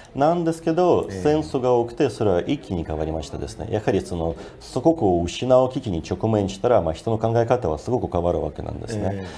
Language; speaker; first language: Japanese; non-native, fluent; Ukrainian